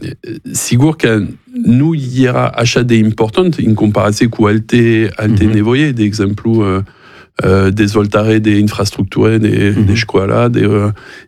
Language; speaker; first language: Romanian; non-native, fluent; French